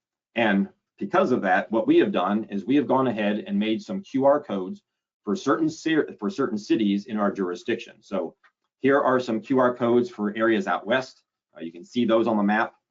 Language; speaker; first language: English; native; English